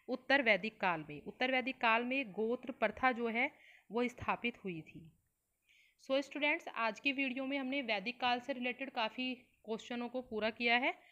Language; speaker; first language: Hindi; native; Hindi